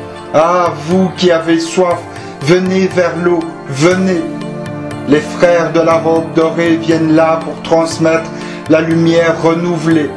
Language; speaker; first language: French; native; French